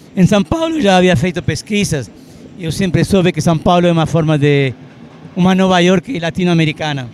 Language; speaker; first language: Portuguese; non-native, fluent; Arabic